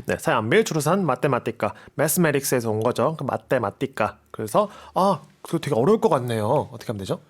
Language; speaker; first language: Korean; native; Korean